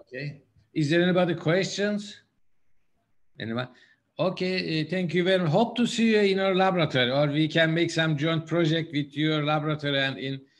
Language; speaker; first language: English; non-native, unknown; Turkish